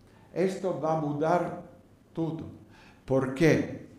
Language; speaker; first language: Spanish; non-native, learner; Italian